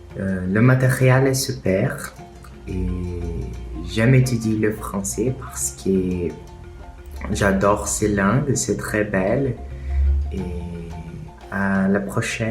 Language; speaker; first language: French; non-native, learner; Portuguese